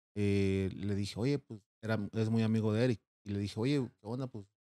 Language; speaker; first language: Spanish; native; Spanish